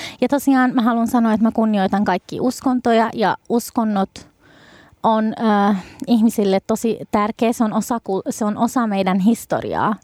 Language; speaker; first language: Finnish; early bilingual, other home language; Arabic